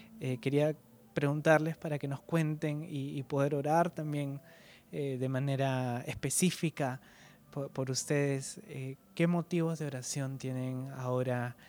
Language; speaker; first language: Spanish; native; Spanish